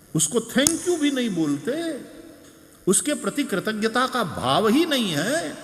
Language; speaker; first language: Hindi; non-native, local second language; Gujarati